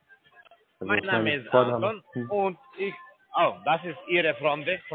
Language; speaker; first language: German; non-native, learner; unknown